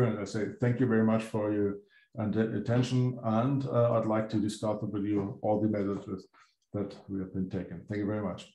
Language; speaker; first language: English; non-native, fluent; German